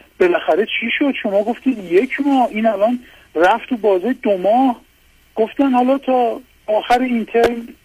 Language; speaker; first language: Persian; non-native, local second language; Azerbaijani